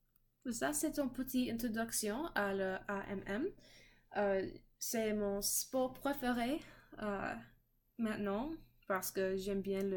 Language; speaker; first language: French; non-native, learner; English